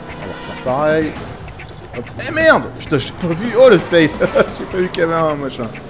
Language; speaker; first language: French; native; French